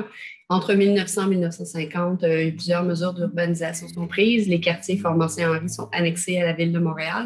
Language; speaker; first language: French; native; French